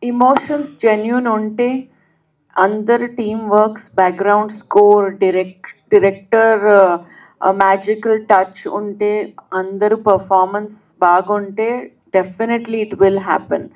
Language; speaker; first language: Telugu; non-native, local second language; Hindi